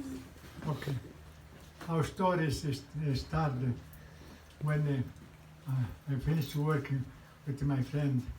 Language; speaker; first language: English; non-native, fluent; Italian